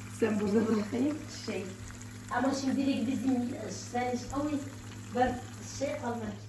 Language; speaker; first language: Turkish; non-native, local second language; Kurdish